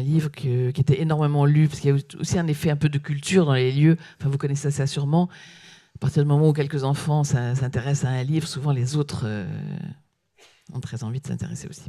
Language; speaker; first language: French; native; French